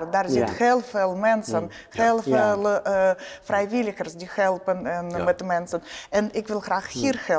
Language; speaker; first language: Dutch; non-native, learner; Ukrainian